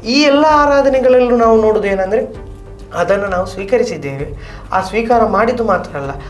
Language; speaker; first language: Kannada; non-native, local second language; Tulu